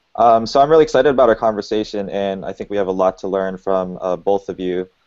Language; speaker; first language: English; native; English